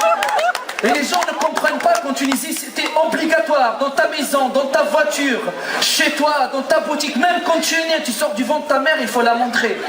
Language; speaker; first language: French; non-native, local second language; Arabic